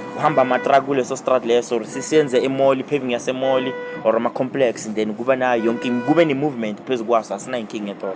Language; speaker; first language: Zulu; non-native, local second language; Venda